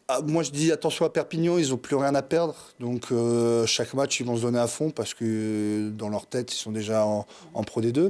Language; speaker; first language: French; native; French